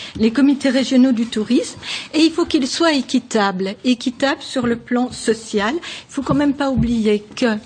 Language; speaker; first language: French; native; French